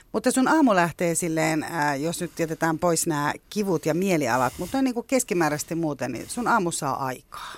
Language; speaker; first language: Finnish; native; Finnish